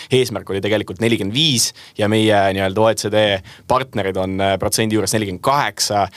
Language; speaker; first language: Estonian; non-native, local second language; Russian